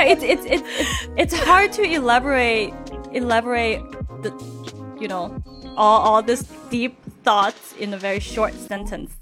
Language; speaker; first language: English; non-native, fluent; Chinese